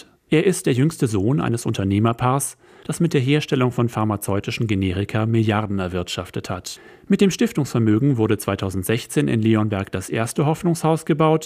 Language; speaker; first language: German; native; German